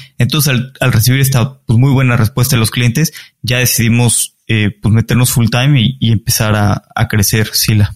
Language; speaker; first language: Spanish; native; Spanish